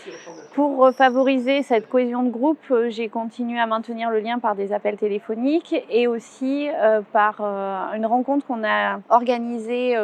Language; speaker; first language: French; native; French